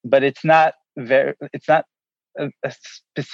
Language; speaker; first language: English; non-native, fluent; Hebrew